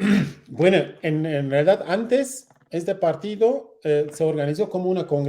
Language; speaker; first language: Spanish; non-native, learner; Kurdish